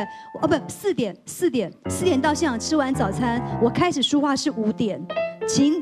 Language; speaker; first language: Chinese; native; Chinese